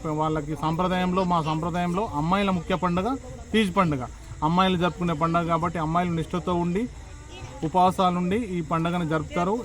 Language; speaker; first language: Telugu; non-native, local second language; Lambadi